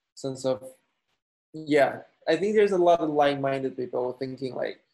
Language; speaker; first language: English; non-native, fluent; Chinese